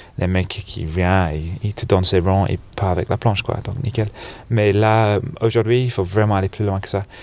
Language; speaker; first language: French; non-native, fluent; English